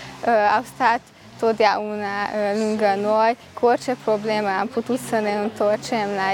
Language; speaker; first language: Romanian; early bilingual, heritage; Romanian